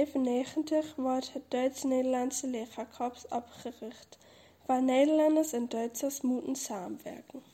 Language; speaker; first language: Dutch; non-native, learner; German